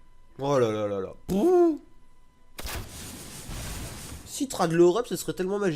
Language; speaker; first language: French; native; French